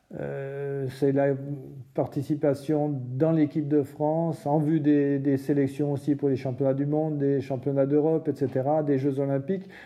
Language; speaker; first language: French; native; French